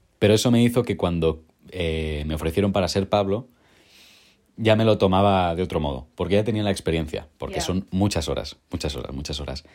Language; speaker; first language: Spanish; native; Spanish